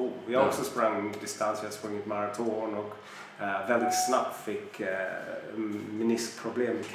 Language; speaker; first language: Swedish; non-native, fluent; English